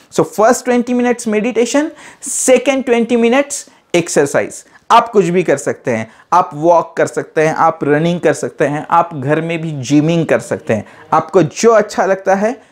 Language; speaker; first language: Hindi; non-native, local second language; Marathi